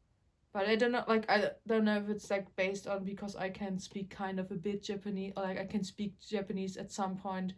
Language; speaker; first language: English; non-native, fluent; German